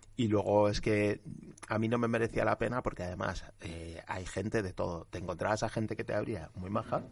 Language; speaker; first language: Spanish; early bilingual, other home language; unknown